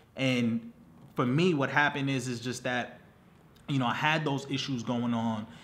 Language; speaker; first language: English; native; English